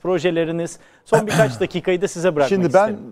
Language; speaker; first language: Turkish; native; Turkish